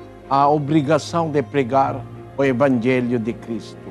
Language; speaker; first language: Portuguese; non-native, learner; Filipino